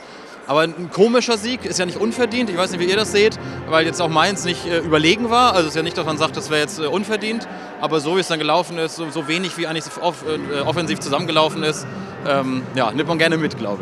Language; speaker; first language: German; native; German